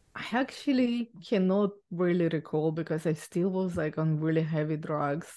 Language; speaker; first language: English; non-native, fluent; Ukrainian